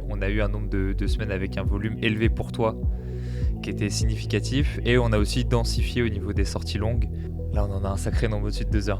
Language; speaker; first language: French; native; French